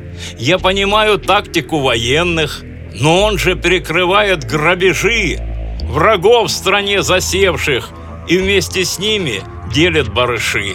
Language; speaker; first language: Russian; native; Russian